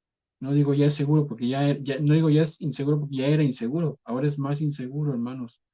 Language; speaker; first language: Spanish; native; Spanish